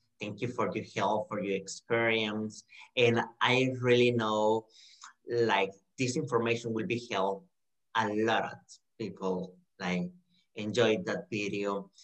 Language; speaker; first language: English; non-native, learner; Spanish